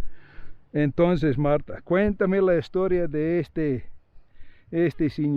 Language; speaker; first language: Spanish; non-native, fluent; English